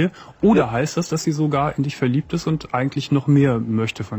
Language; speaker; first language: German; native; German